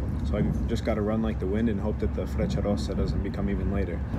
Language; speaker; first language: English; native; English